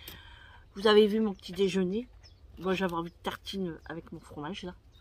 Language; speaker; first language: French; native; French